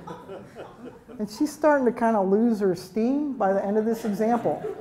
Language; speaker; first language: English; native; English